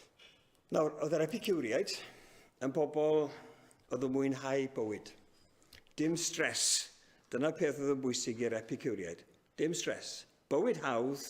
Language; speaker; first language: Welsh; native; Welsh